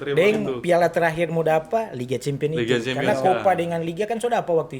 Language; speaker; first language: Indonesian; non-native, local second language; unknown